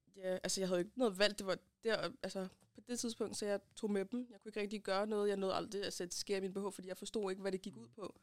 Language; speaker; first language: Danish; early bilingual, other home language; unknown